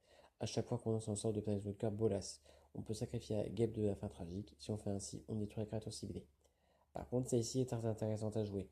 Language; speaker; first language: French; native; French